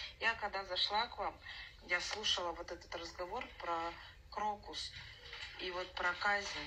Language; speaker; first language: Russian; non-native, local second language; Kazakh